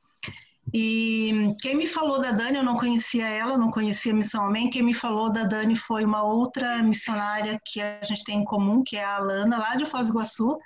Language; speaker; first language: Portuguese; native; Portuguese